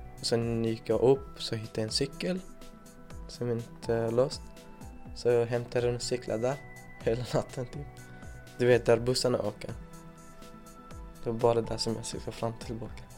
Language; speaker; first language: Swedish; non-native, fluent; Persian